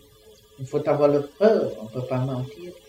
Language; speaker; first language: French; non-native, learner; Vietnamese